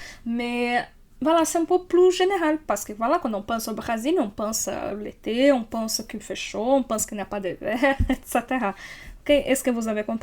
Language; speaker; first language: French; non-native, fluent; Portuguese